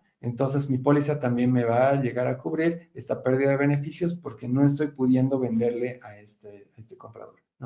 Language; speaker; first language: Spanish; native; Spanish